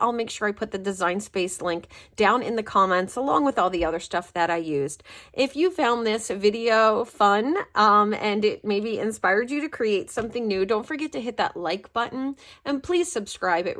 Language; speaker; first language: English; native; English